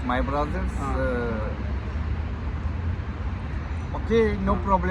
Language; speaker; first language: English; non-native, learner; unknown